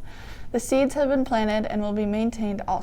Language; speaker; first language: English; native; English